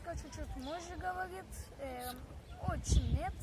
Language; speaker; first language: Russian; non-native, learner; Turkish